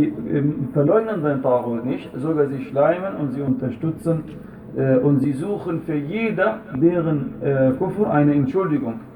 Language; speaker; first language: German; non-native, fluent; Arabic